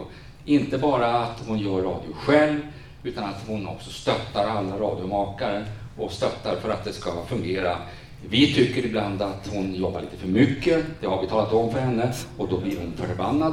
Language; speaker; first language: Swedish; native; Swedish